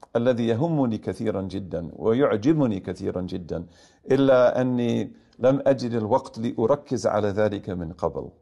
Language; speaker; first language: Arabic; non-native, fluent; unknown